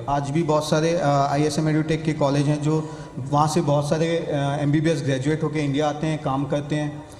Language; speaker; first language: Hindi; native; Hindi